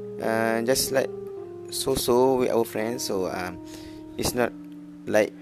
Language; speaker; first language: English; non-native, learner; Malay